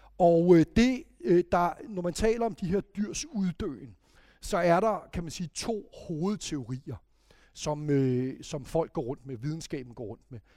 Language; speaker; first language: Danish; native; Danish